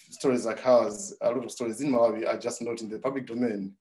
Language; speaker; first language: English; non-native, local second language; Nyanja